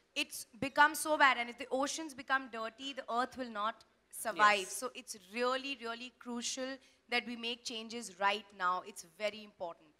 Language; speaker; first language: English; non-native, local second language; Hindi